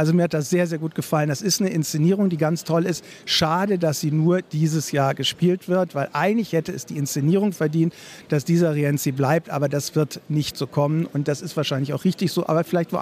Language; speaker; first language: German; native; German